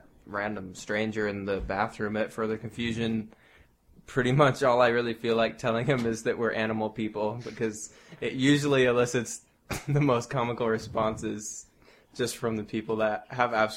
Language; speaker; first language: English; native; English